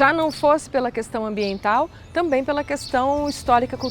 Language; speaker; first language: Portuguese; native; Portuguese